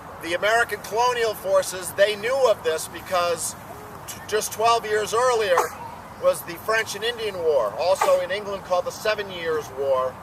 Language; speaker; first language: English; native; English